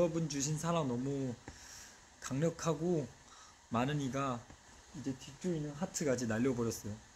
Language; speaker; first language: Korean; non-native, fluent; Chinese